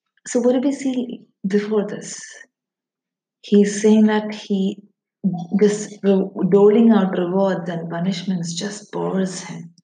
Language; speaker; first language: English; non-native, local second language; Malayalam